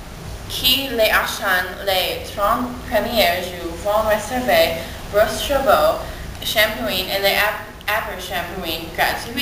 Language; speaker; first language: French; non-native, learner; English